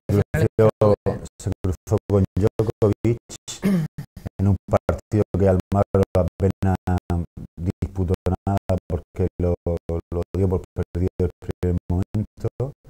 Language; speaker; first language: Spanish; native; Spanish